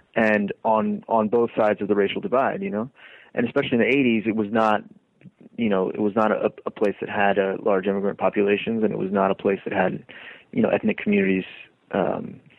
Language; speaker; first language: English; native; English